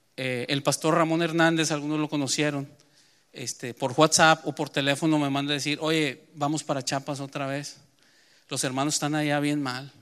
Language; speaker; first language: Spanish; native; Spanish